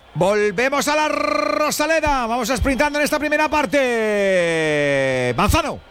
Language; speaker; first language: Spanish; native; Spanish